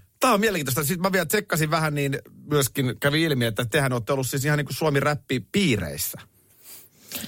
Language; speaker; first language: Finnish; native; Finnish